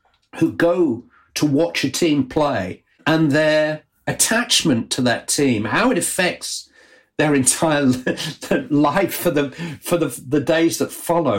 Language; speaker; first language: English; native; English